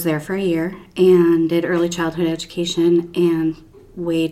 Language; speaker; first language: English; native; English